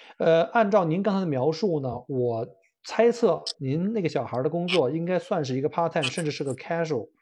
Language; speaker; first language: Chinese; native; Chinese